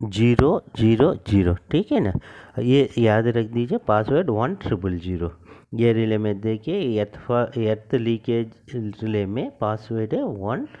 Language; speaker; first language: Hindi; non-native, local second language; Tamil